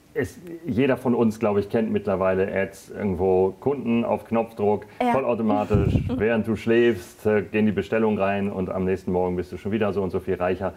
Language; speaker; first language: German; native; German